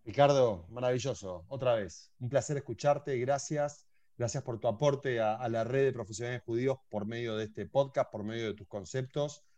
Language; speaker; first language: Spanish; native; Spanish